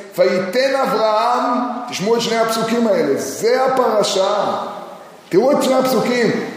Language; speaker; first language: Hebrew; native; Hebrew